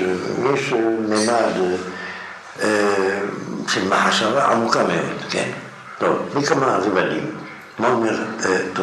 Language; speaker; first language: Hebrew; non-native, fluent; French